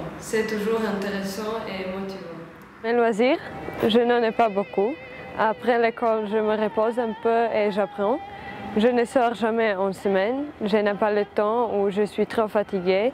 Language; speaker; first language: French; non-native, fluent; Croatian